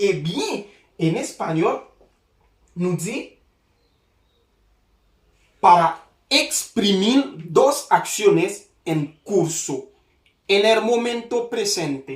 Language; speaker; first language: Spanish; non-native, fluent; Haitian Creole